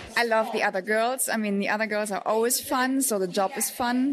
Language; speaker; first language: English; non-native, fluent; German